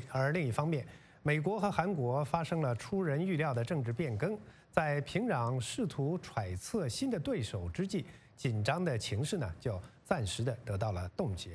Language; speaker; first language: Chinese; native; Chinese